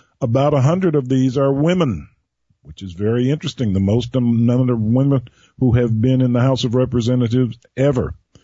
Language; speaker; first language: English; native; English